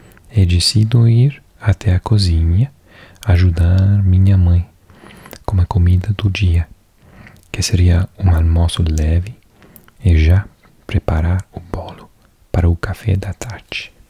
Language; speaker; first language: Portuguese; non-native, learner; English